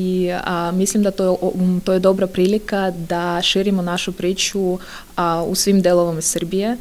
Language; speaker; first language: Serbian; non-native, fluent; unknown